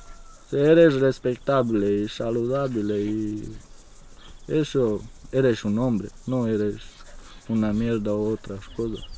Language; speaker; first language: Spanish; non-native, fluent; Romanian